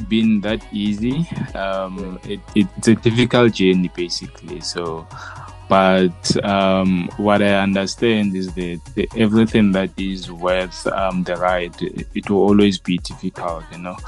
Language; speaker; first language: English; non-native, local second language; Northern Sotho